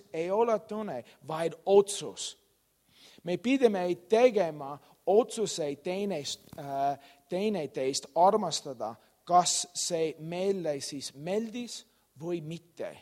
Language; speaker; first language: Estonian; non-native, learner; English